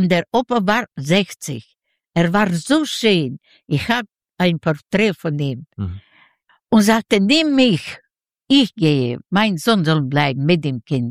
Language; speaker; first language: German; non-native, learner; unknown